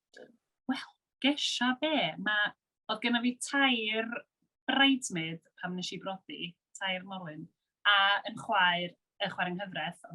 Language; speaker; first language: Welsh; native; Welsh